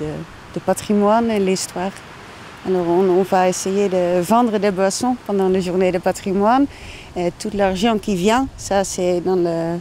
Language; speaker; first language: French; non-native, learner; Dutch